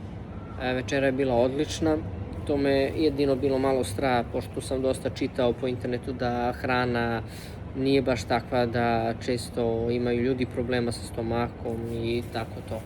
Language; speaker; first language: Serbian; early bilingual, heritage; Serbian